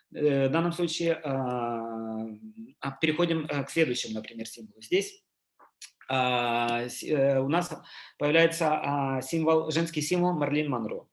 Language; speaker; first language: Russian; native; Russian